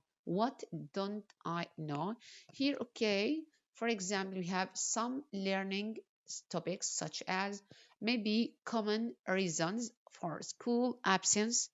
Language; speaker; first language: English; non-native, fluent; Arabic